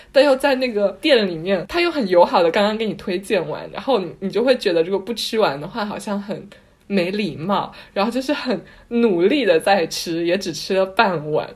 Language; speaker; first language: Chinese; non-native, local second language; Cantonese